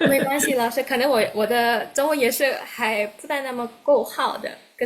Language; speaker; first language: Chinese; non-native, learner; Indonesian